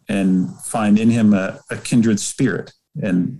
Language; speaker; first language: English; native; English